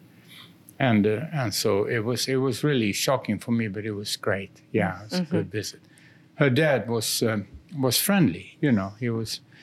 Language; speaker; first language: English; non-native, fluent; Swedish